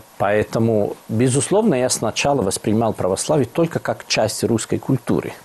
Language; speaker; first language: Russian; non-native, fluent; Italian